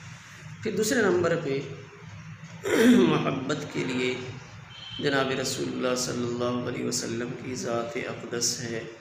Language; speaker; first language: Urdu; native; Urdu